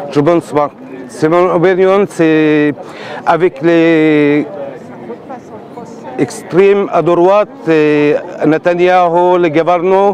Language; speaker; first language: French; non-native, learner; Arabic